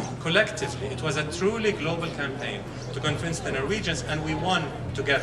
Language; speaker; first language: English; non-native, fluent; Arabic